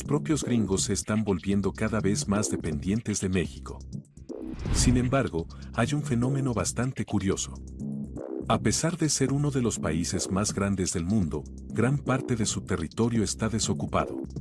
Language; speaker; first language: Spanish; native; Spanish